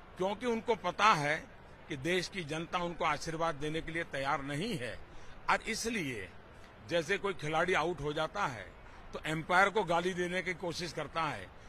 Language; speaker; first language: Hindi; non-native, local second language; Gujarati